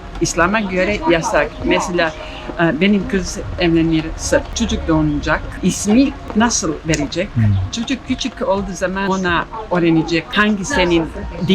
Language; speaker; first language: Turkish; non-native, learner; Bosnian